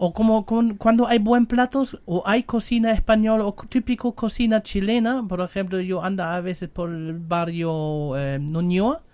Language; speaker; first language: Spanish; non-native, learner; German